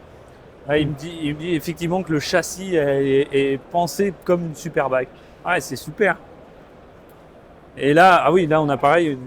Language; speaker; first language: French; native; French